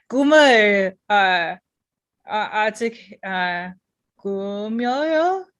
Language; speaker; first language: Korean; non-native, learner; English